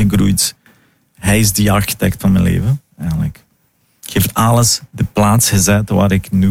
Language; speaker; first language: Dutch; non-native, fluent; Italian